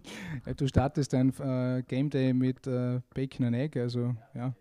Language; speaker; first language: German; native; German